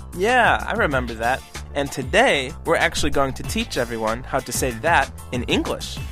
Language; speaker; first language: English; native; English